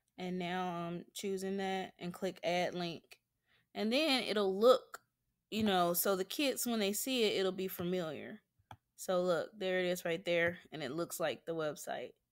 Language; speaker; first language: English; native; English